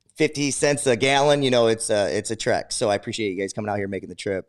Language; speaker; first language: English; native; English